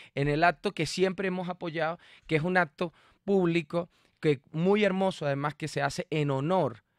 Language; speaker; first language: Spanish; native; Spanish